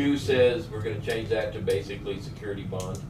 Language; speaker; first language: English; native; English